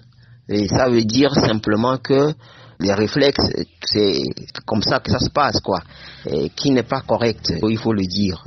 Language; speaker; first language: French; non-native, local second language; Ewe